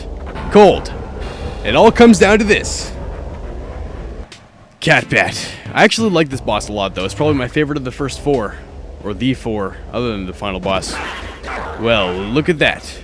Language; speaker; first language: English; native; English